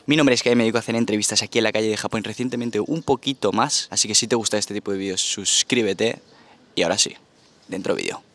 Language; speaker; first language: Spanish; native; Spanish